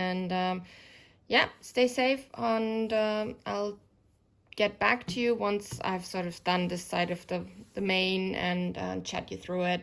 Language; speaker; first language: English; non-native, fluent; German